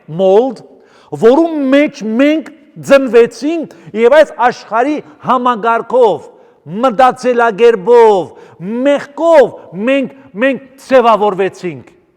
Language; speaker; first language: Armenian; early bilingual, heritage; Armenian